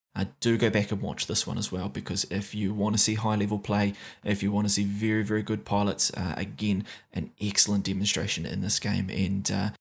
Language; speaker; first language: English; native; English